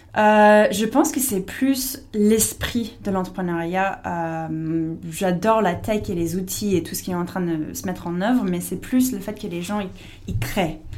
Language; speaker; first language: French; non-native, fluent; English